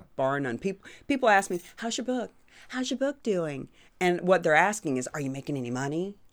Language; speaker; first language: English; native; English